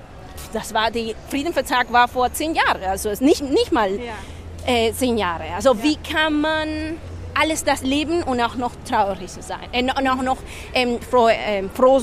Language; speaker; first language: German; non-native, fluent; Spanish